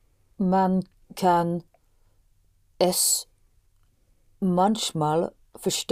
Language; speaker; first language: German; non-native, learner; English